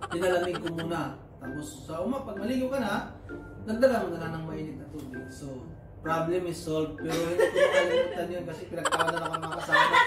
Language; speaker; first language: Filipino; non-native, local second language; Cebuano